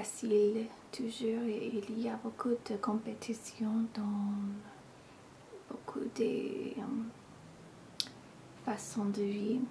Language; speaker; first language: French; non-native, learner; English